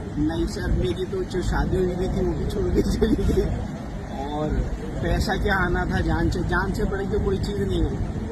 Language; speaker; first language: Urdu; native; Urdu